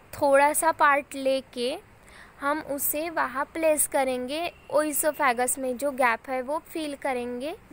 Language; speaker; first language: Hindi; non-native, local second language; Marathi